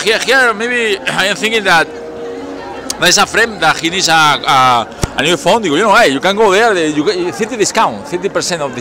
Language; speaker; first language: English; non-native, learner; Spanish